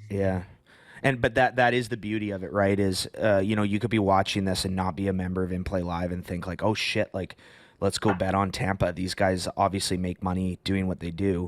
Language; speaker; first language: English; native; English